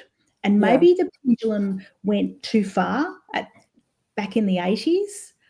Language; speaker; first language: English; native; English